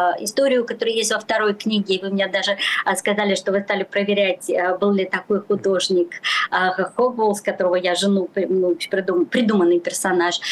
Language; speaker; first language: Russian; native; Russian